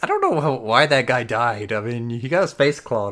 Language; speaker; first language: English; native; English